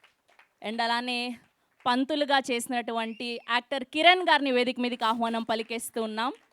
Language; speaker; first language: Telugu; native; Telugu